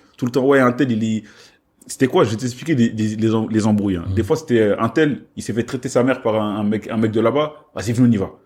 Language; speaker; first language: French; early bilingual, other home language; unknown